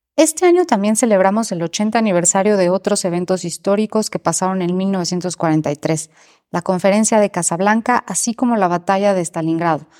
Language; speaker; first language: Spanish; native; Spanish